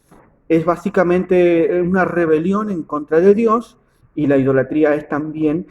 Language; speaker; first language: Spanish; native; Spanish